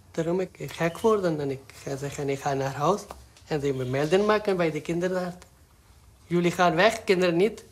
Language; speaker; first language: Dutch; non-native, learner; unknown